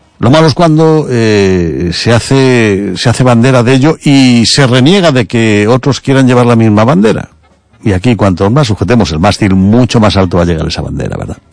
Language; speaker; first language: Spanish; native; Spanish